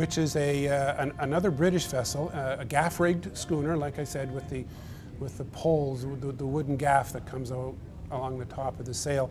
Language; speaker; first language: English; native; English